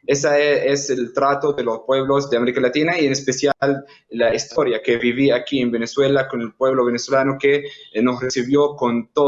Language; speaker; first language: Spanish; non-native, fluent; Arabic